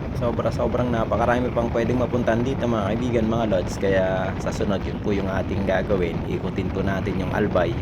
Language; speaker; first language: Filipino; non-native, local second language; Bikol